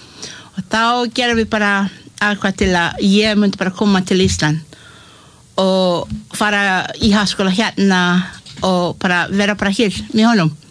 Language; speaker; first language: Icelandic; non-native, fluent; English